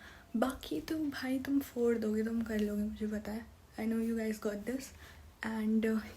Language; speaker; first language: Hindi; native; Hindi